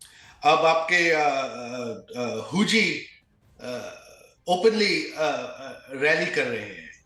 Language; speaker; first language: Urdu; non-native, fluent; Bangla